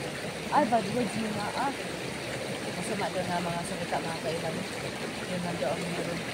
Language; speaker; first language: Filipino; non-native, local second language; Cebuano